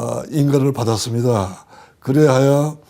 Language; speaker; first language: Korean; native; Korean